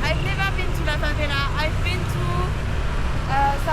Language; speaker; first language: English; non-native, fluent; French